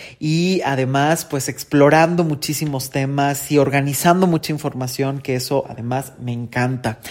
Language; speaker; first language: Spanish; native; Spanish